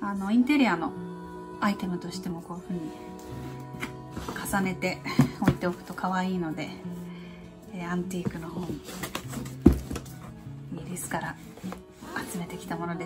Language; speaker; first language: Japanese; native; Japanese